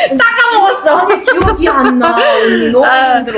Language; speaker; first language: Korean; non-native, fluent; Uzbek